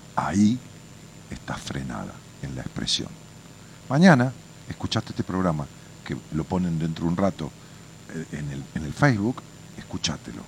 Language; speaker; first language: Spanish; native; Spanish